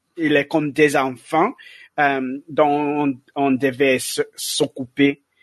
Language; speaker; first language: French; non-native, learner; English